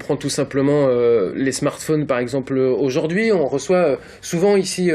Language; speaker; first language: French; native; French